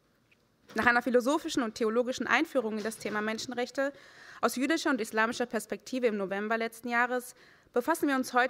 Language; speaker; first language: German; native; German